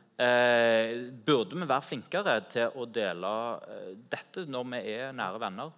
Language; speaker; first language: Norwegian; native; Norwegian